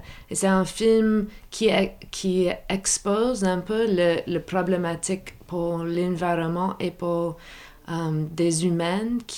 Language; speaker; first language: French; non-native, local second language; English